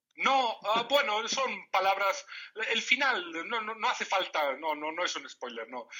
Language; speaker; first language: Spanish; non-native, fluent; Riffian